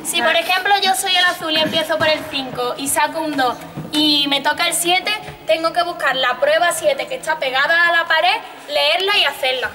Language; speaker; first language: Spanish; native; Spanish